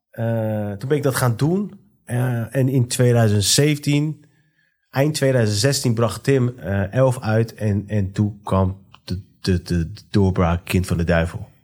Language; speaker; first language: Dutch; early bilingual, other home language; Persian